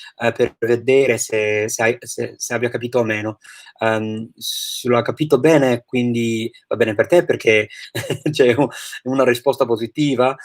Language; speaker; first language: Italian; non-native, fluent; English